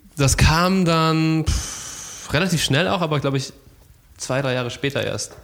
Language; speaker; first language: German; native; German